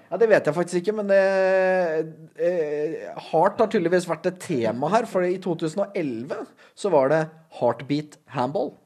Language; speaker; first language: Norwegian; native; Norwegian